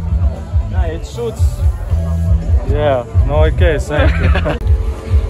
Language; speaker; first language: English; non-native, fluent; Russian